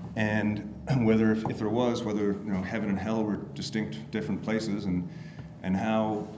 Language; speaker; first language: English; native; English